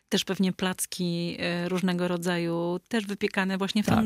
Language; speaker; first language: Polish; native; Polish